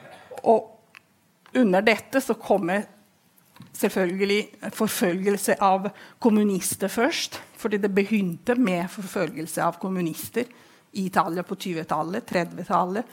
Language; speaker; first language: Norwegian; non-native, fluent; Italian